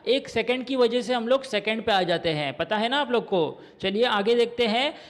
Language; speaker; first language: Hindi; non-native, local second language; Marathi